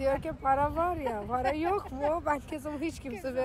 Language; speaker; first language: Turkish; non-native, learner; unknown